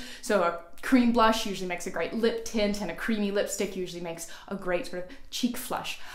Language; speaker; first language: English; native; English